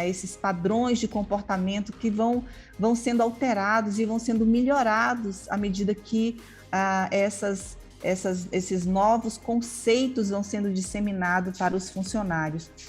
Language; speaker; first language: Portuguese; native; Portuguese